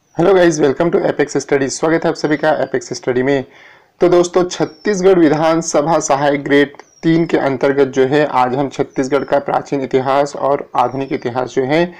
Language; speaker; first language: Hindi; native; Hindi